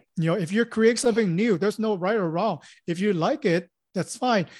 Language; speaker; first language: English; non-native, local second language; Cantonese